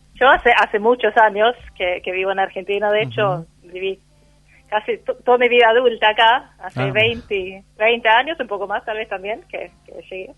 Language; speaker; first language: Spanish; non-native, fluent; Swedish